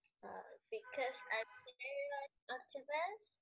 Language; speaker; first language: English; non-native, learner; Vietnamese